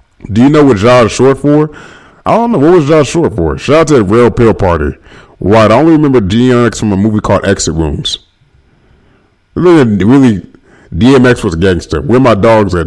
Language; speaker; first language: English; native; English